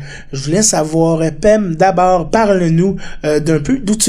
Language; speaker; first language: French; native; French